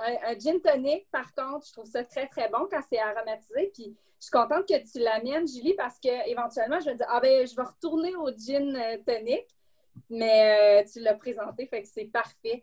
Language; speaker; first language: French; native; French